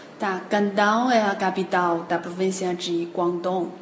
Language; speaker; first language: Portuguese; non-native, fluent; Chinese